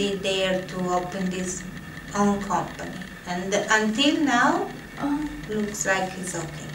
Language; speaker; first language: English; non-native, fluent; Italian